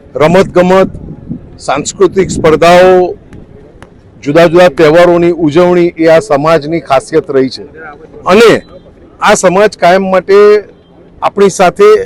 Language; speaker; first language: Gujarati; native; Gujarati